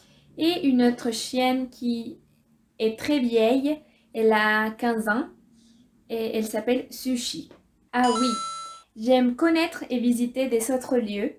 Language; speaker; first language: French; non-native, fluent; Spanish